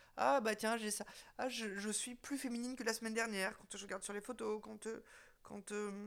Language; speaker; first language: French; native; French